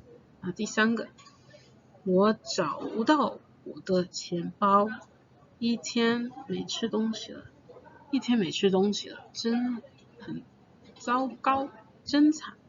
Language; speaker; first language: Chinese; non-native, fluent; English